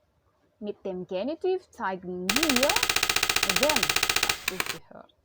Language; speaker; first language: German; non-native, fluent; Indonesian